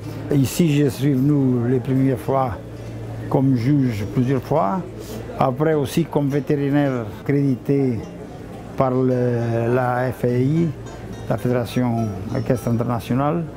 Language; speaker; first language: French; non-native, fluent; Portuguese